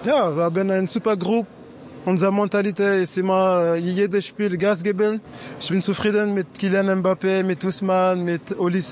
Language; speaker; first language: German; non-native, learner; French